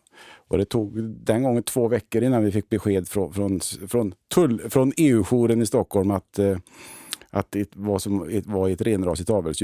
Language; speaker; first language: Swedish; native; Swedish